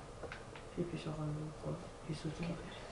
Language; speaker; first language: French; native; French